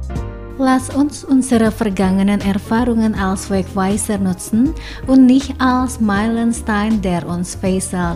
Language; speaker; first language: German; non-native, learner; Indonesian